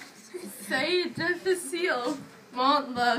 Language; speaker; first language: French; non-native, learner; English